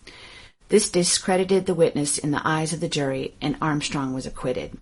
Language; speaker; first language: English; native; English